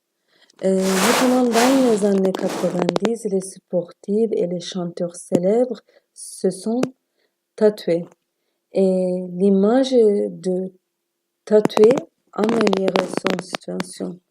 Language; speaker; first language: French; non-native, learner; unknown